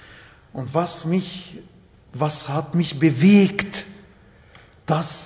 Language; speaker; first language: German; non-native, fluent; Arabic